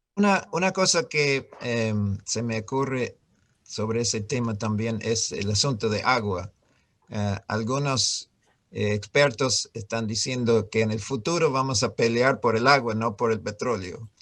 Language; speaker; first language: Spanish; non-native, fluent; English